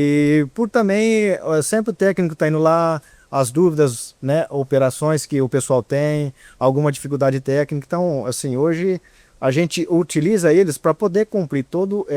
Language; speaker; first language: Portuguese; native; Portuguese